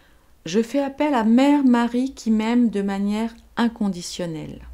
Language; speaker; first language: French; native; French